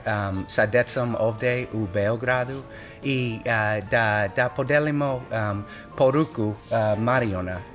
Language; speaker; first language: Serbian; non-native, learner; English